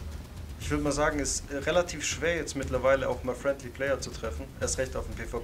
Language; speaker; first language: German; native; German